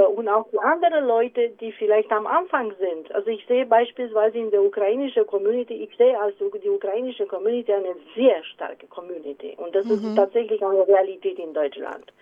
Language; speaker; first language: German; non-native, fluent; Romanian